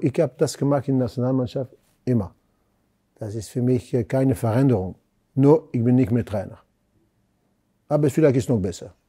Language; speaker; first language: German; non-native, fluent; French